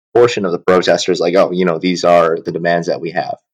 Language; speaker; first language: English; early bilingual, other home language; Chinese